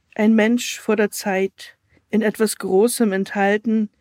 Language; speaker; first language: German; native; German